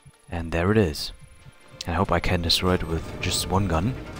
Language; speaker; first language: English; non-native, fluent; German